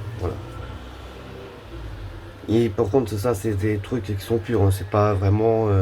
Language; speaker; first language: French; native; French